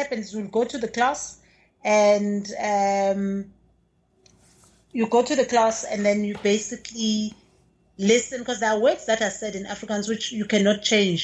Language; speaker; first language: English; non-native, local second language; Zulu